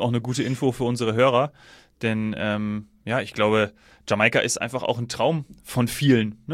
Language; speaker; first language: German; native; German